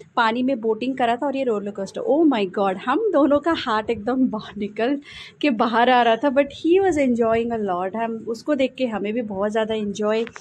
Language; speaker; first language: Hindi; native; Hindi